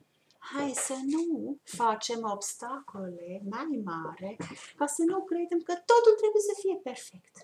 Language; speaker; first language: Romanian; non-native, fluent; German